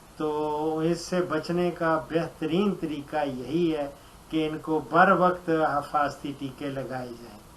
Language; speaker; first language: Urdu; non-native, local second language; Punjabi